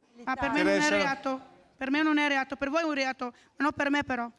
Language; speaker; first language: Italian; native; Italian